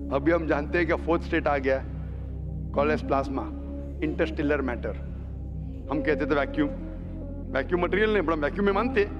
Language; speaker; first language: Hindi; non-native, local second language; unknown